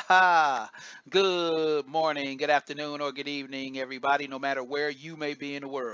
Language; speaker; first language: English; native; English